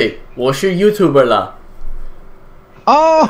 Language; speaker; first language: Chinese; non-native, fluent; English